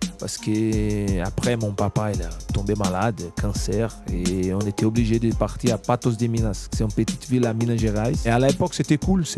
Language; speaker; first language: French; non-native, fluent; Portuguese